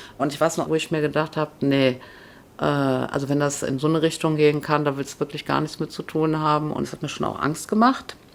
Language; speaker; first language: German; native; German